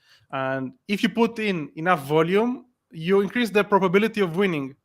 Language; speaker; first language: English; non-native, fluent; Hebrew